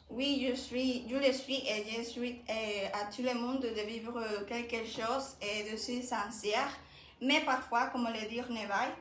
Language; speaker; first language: French; non-native, learner; Spanish